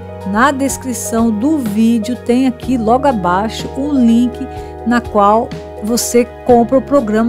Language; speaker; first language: Portuguese; native; Portuguese